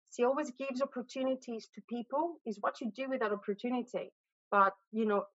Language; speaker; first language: English; non-native, fluent; Greek